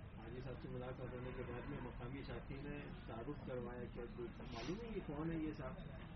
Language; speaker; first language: Urdu; native; Urdu